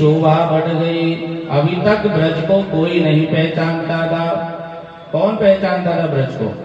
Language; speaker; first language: Hindi; non-native, local second language; Gujarati